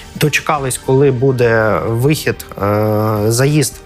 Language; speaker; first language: Ukrainian; native; Ukrainian